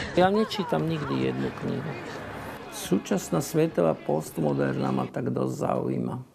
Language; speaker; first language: Slovak; native; Slovak